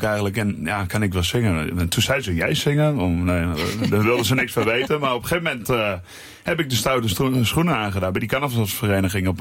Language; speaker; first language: Dutch; native; Dutch